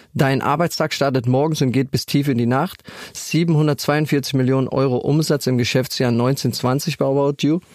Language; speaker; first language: German; native; German